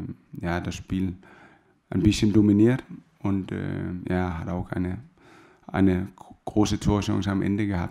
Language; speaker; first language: German; non-native, fluent; Danish